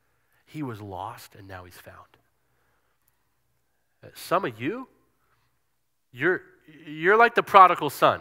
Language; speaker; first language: English; native; English